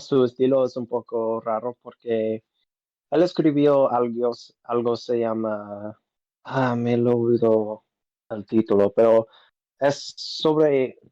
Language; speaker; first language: Spanish; non-native, learner; English